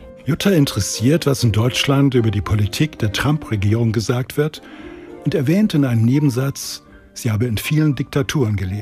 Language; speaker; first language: German; native; German